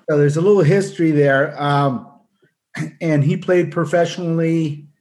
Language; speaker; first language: English; native; English